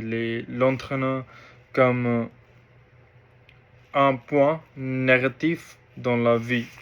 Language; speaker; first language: French; non-native, learner; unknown